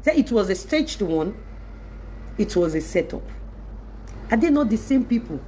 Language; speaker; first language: English; non-native, local second language; Yoruba